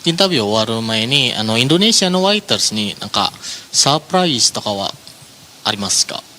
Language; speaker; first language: Japanese; non-native, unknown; Indonesian